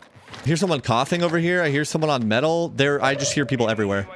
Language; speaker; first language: English; native; English